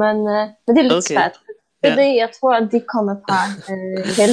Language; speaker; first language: Danish; non-native, fluent; Polish